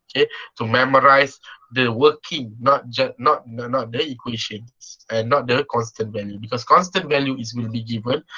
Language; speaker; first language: English; non-native, local second language; Malay